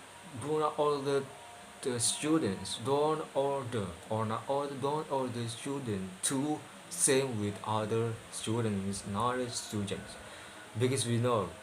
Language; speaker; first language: English; non-native, learner; Indonesian